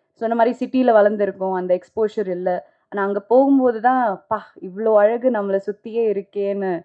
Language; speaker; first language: Tamil; non-native, local second language; Malayalam